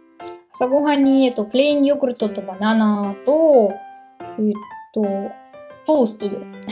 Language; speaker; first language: Japanese; non-native, learner; German